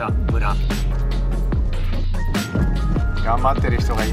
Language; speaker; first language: Japanese; native; Japanese